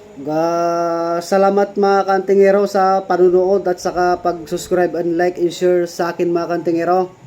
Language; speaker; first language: Filipino; non-native, local second language; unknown